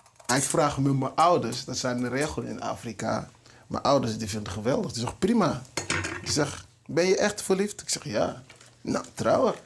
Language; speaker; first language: Dutch; non-native, learner; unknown